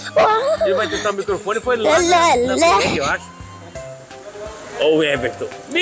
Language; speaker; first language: Portuguese; native; Portuguese